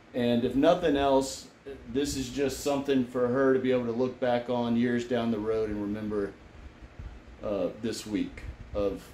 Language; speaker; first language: English; native; English